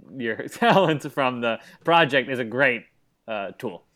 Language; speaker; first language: English; native; English